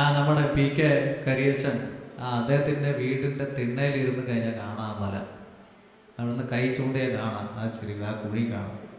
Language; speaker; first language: Malayalam; non-native, local second language; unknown